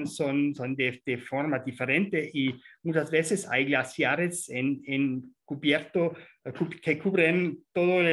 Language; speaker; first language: Spanish; non-native, fluent; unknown